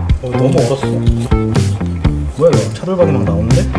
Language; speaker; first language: Korean; native; Korean